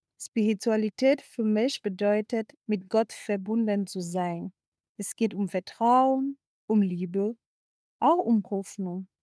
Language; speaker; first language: German; non-native, fluent; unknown